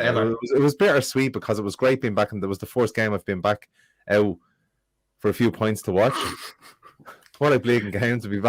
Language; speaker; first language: English; native; English